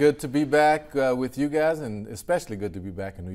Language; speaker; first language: English; native; English